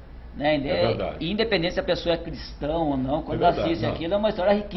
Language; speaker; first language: Portuguese; native; Portuguese